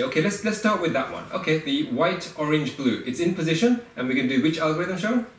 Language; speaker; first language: English; native; English